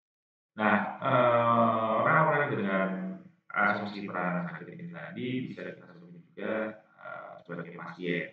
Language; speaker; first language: Indonesian; native; Indonesian